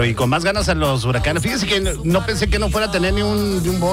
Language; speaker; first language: Spanish; native; Spanish